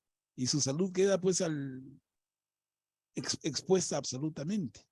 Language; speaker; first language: Spanish; native; Spanish